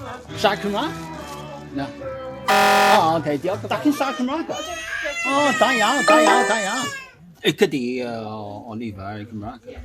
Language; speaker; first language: Welsh; non-native, learner; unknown